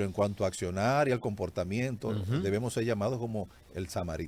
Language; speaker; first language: Spanish; native; Spanish